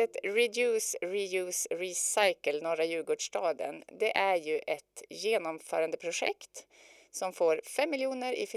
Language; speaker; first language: Swedish; native; Swedish